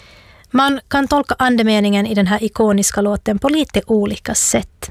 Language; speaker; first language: Swedish; native; Swedish